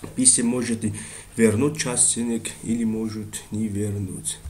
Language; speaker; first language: Russian; non-native, fluent; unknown